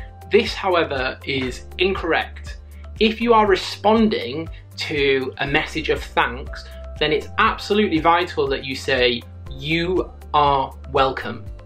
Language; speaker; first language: English; native; English